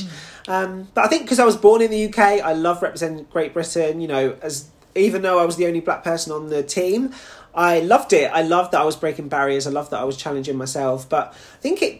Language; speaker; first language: English; native; English